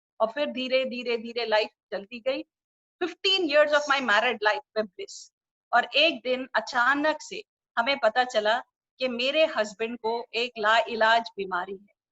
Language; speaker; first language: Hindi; non-native, local second language; Urdu